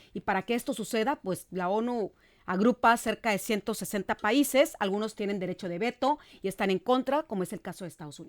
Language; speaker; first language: Spanish; native; Spanish